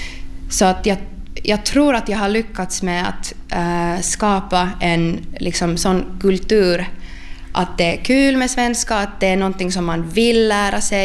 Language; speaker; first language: Swedish; non-native, local second language; Finnish